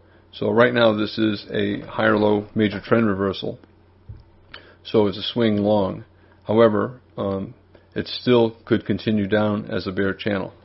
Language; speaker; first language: English; native; English